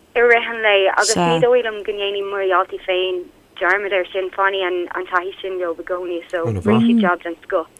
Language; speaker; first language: Irish; non-native, local second language; English